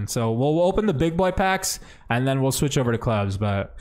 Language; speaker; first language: English; native; English